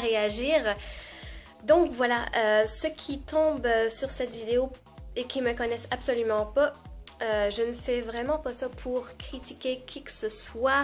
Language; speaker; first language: French; native; French